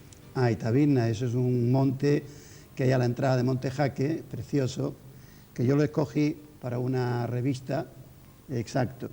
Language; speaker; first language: Spanish; native; Spanish